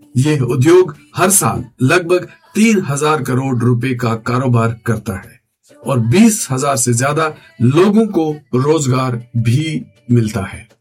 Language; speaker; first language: Hindi; non-native, local second language; Kashmiri